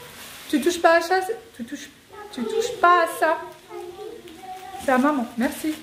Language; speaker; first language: French; native; French